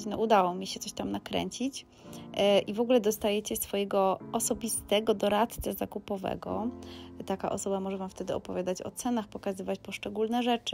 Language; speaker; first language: Polish; native; Polish